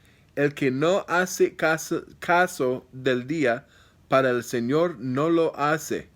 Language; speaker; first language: Spanish; non-native, fluent; English